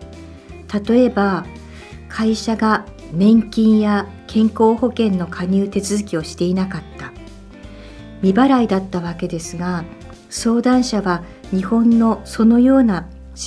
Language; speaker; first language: Japanese; native; Japanese